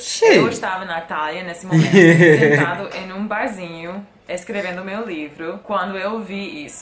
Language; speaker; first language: Portuguese; non-native, fluent; English